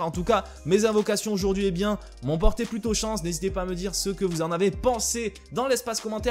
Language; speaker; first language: French; native; French